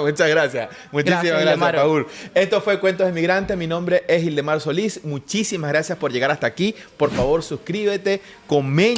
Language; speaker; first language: Spanish; native; Spanish